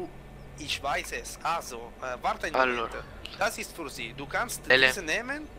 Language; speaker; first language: German; non-native, learner; Italian